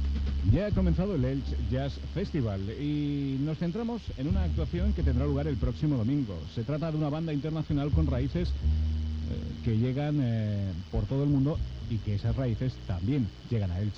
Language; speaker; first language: Spanish; native; Spanish